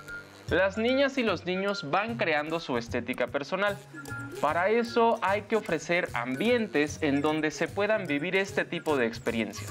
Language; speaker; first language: Spanish; native; Spanish